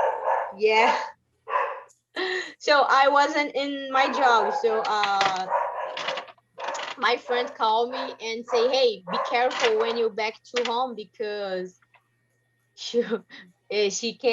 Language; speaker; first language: English; non-native, learner; Portuguese